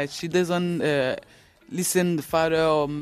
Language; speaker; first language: English; non-native, learner; French